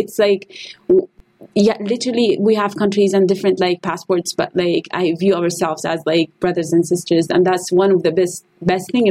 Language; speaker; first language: English; non-native, fluent; Arabic